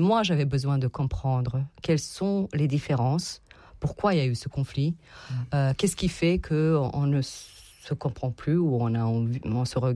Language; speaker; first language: French; non-native, fluent; Serbian